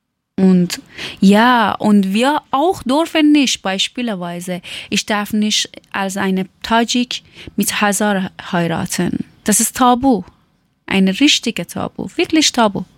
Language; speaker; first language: German; non-native, learner; Persian